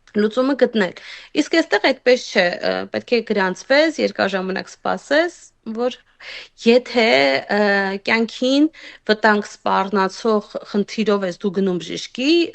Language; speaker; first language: Armenian; native; Armenian